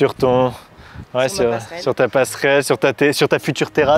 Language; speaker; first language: French; native; French